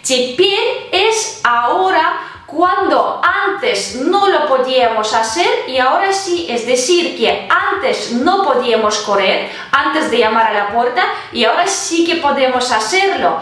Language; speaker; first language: Spanish; non-native, fluent; Russian